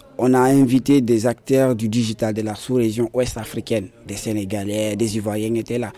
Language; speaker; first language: French; non-native, local second language; Fula